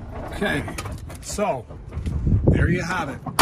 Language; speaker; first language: English; native; English